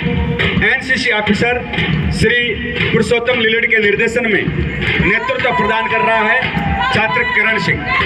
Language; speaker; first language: Hindi; native; Hindi